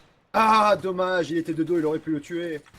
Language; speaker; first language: French; native; French